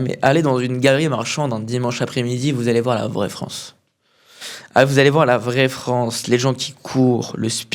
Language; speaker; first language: French; native; French